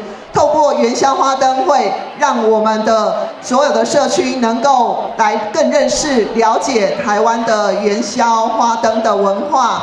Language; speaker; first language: Chinese; native; Chinese